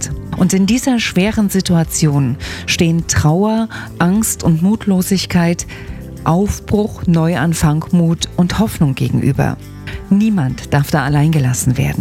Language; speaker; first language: German; native; German